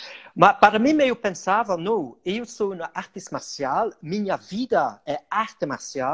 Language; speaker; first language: Portuguese; non-native, learner; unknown